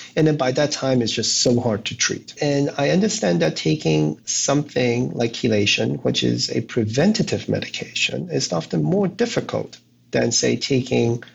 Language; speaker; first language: English; non-native, local second language; Cantonese